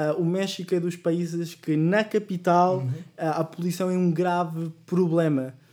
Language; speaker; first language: Portuguese; early bilingual, other home language; Spanish